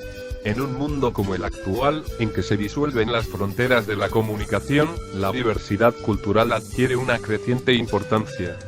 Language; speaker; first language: Spanish; native; Spanish